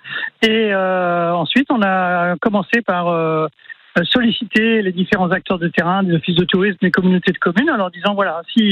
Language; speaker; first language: French; native; French